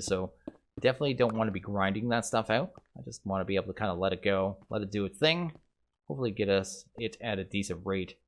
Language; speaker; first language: English; native; English